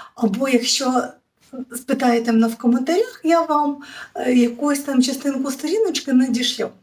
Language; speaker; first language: Ukrainian; native; Ukrainian